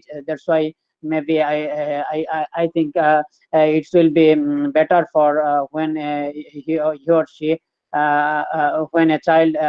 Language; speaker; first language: English; non-native, learner; Bangla